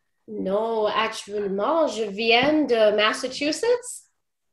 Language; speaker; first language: French; non-native, fluent; English